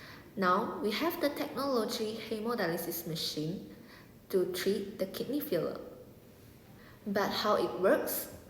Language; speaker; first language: English; non-native, local second language; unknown